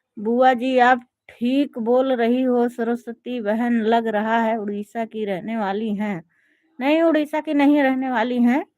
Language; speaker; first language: Hindi; native; Hindi